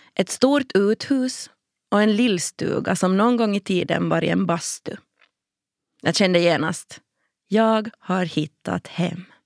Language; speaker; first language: Swedish; native; Swedish